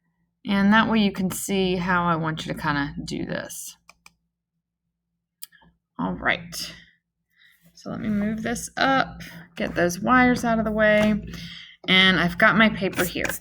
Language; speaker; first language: English; native; English